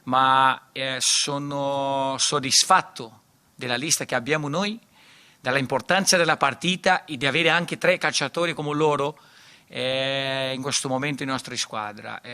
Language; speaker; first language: Italian; non-native, fluent; Portuguese